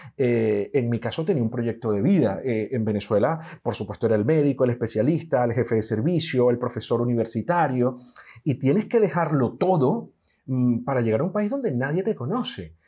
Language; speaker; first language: Spanish; native; Spanish